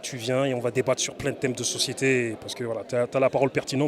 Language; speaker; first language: French; native; French